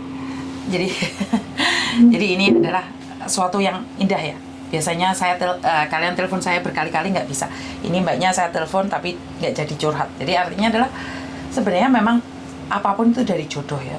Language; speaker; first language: Indonesian; non-native, local second language; Javanese